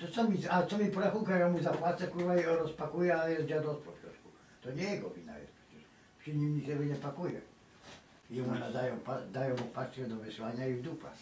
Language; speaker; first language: Polish; native; Polish